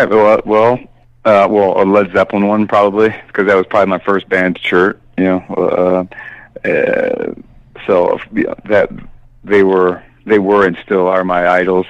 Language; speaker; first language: English; native; English